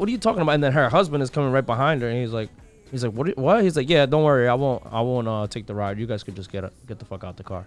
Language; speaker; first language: English; early bilingual, other home language; Spanish